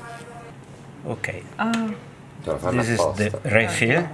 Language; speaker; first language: English; non-native, learner; Italian